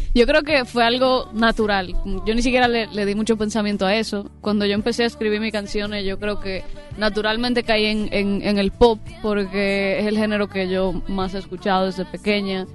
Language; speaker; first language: Spanish; native; Spanish